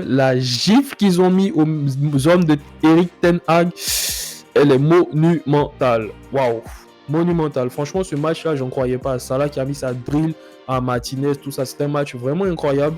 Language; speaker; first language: French; native; French